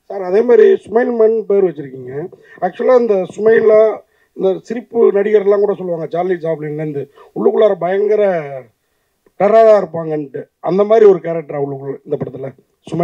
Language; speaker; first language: Tamil; native; Tamil